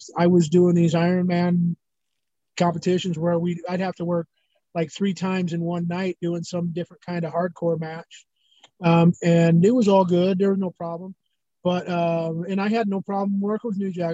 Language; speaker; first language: English; native; English